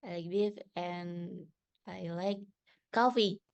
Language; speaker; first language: English; non-native, learner; Indonesian